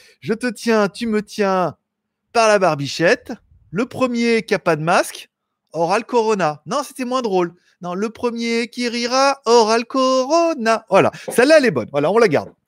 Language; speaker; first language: French; native; French